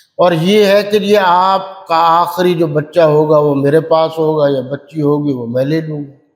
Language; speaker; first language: Urdu; non-native, local second language; Punjabi